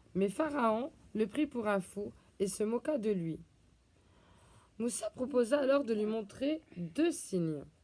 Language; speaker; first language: French; native; French